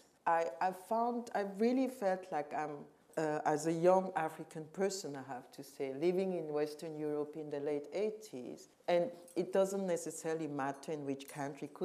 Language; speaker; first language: English; non-native, local second language; French